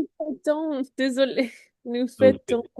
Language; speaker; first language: French; non-native, learner; Spanish